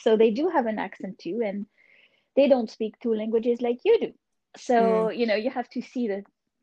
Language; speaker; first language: English; non-native, fluent; French